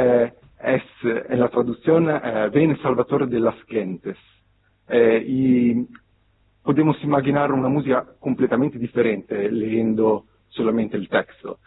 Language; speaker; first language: Spanish; non-native, fluent; Italian